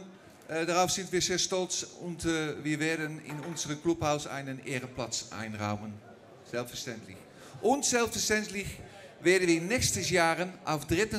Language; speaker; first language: German; non-native, learner; Dutch